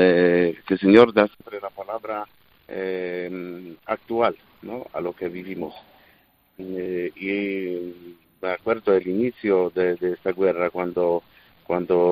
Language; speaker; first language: Spanish; non-native, fluent; Polish